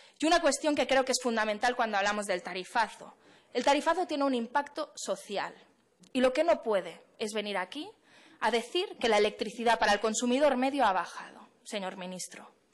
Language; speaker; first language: Spanish; non-native, local second language; Catalan